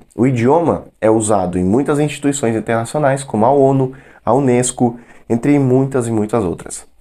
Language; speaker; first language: Portuguese; non-native, fluent; Russian